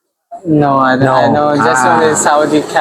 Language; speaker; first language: English; non-native, learner; Burmese